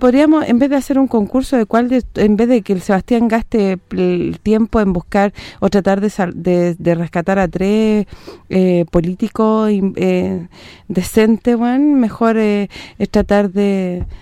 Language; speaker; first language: Spanish; native; Spanish